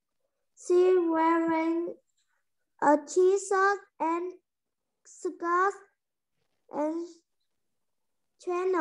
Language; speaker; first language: English; non-native, learner; Vietnamese